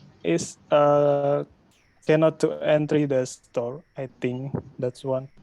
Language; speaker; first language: English; non-native, learner; Indonesian